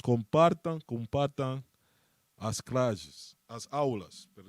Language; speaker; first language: Portuguese; non-native, fluent; Spanish